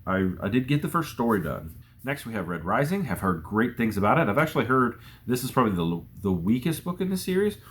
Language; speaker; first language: English; native; English